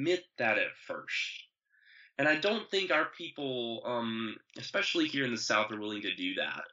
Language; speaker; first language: English; native; English